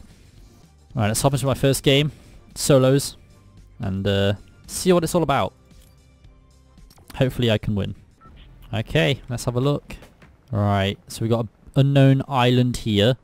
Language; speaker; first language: English; native; English